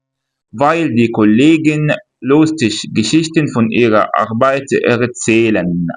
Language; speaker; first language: German; non-native, fluent; Arabic